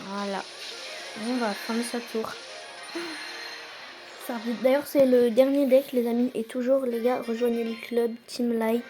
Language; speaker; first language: French; native; French